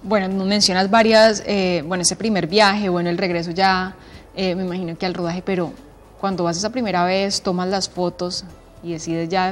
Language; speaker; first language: Spanish; native; Spanish